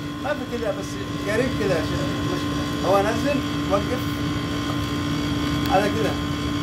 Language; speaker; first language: Arabic; non-native, learner; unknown